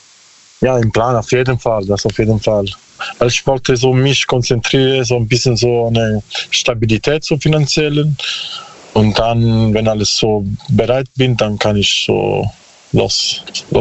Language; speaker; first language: German; non-native, learner; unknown